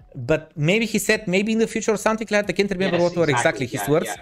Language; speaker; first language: English; non-native, fluent; Bulgarian